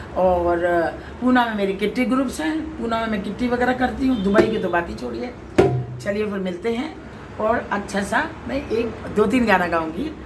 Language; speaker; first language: Hindi; native; Hindi